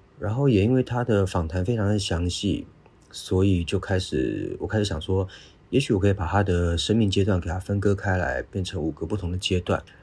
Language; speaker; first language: Chinese; native; Chinese